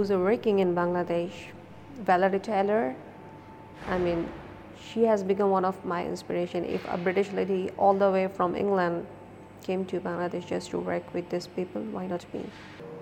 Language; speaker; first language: English; non-native, local second language; Bangla